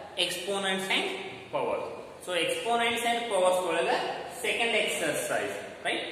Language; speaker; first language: English; non-native, local second language; Kannada